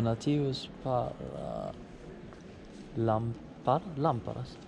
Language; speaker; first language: Spanish; non-native, learner; Swedish